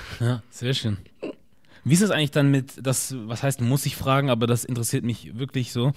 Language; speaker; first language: German; early bilingual, other home language; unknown